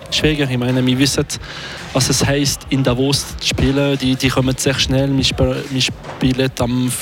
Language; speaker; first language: German; non-native, local second language; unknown